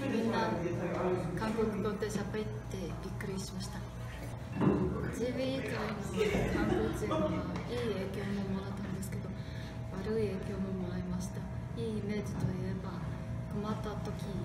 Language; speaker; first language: Japanese; non-native, fluent; Chinese